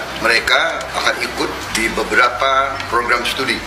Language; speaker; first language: Indonesian; native; Indonesian